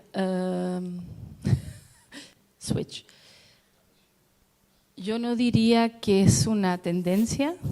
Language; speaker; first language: Spanish; non-native, fluent; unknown